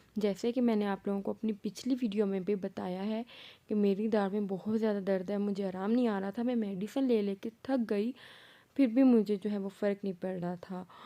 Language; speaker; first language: Urdu; non-native, local second language; Punjabi